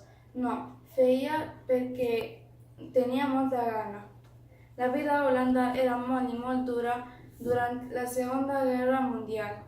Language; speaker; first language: Catalan; non-native, learner; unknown